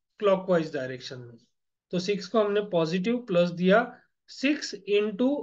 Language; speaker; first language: Hindi; non-native, local second language; Marathi